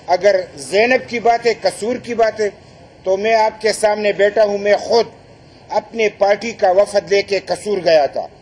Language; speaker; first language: Urdu; non-native, local second language; Pashto